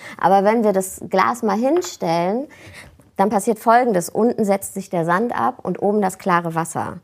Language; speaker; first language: German; native; German